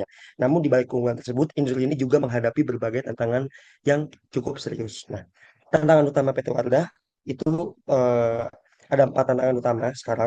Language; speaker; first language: Indonesian; native; Indonesian